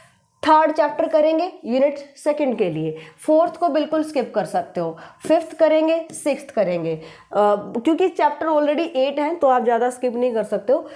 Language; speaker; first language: Hindi; native; Hindi